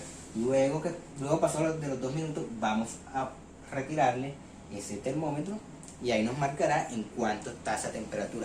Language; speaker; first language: Spanish; native; Spanish